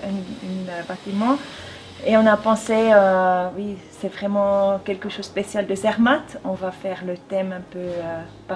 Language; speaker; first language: French; non-native, local second language; German